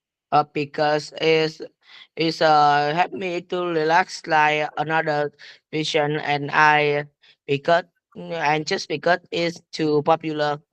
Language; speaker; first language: English; non-native, learner; Vietnamese